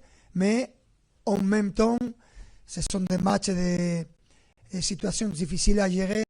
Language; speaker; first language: French; non-native, fluent; Spanish